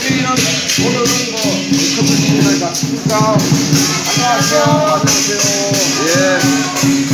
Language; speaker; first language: Korean; native; Korean